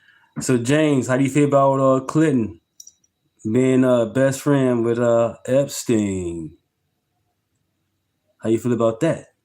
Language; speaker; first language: English; native; English